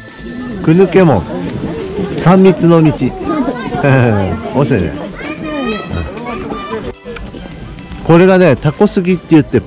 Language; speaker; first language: Japanese; native; Japanese